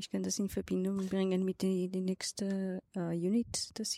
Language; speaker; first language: German; non-native, learner; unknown